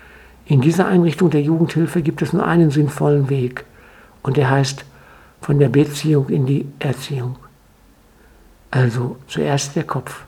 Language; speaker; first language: German; native; German